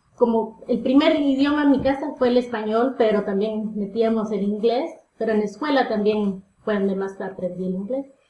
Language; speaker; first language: Spanish; early bilingual, heritage; Spanish